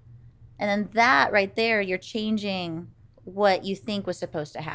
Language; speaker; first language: English; native; English